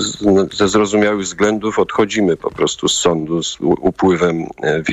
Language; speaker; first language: Polish; native; Polish